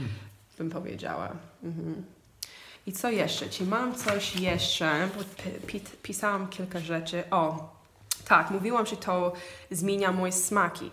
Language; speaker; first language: Polish; non-native, fluent; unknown